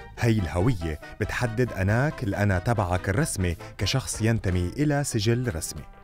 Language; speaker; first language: Arabic; native; Arabic